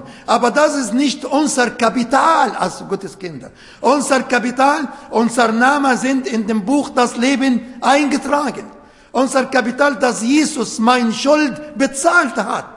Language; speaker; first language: German; non-native, learner; Arabic